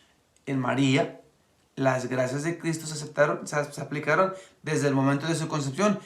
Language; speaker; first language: Spanish; native; Spanish